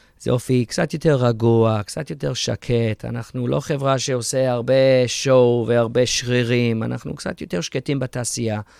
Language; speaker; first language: Hebrew; early bilingual, heritage; Hebrew